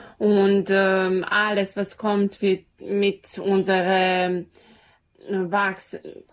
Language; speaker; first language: German; non-native, learner; Serbian